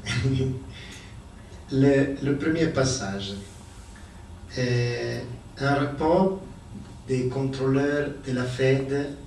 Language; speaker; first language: French; non-native, learner; Italian